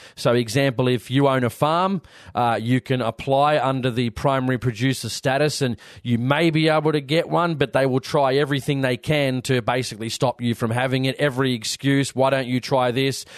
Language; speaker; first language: English; native; English